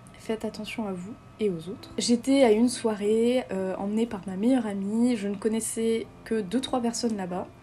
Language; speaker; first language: French; native; French